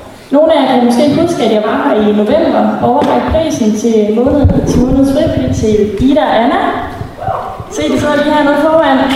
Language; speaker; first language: Danish; native; Danish